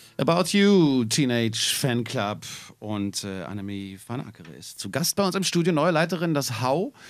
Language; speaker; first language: German; native; German